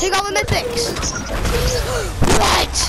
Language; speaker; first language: English; native; English